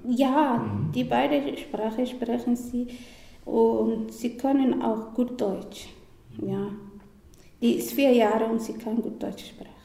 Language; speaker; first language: German; non-native, learner; Somali